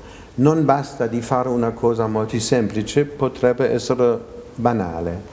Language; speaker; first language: Italian; non-native, fluent; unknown